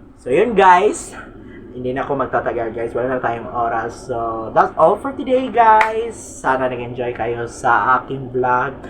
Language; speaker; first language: Filipino; non-native, local second language; Cebuano